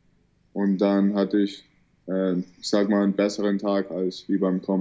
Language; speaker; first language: German; early bilingual, heritage; German